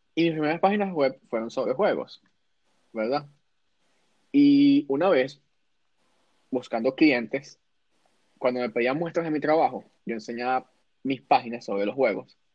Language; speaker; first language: Spanish; native; Spanish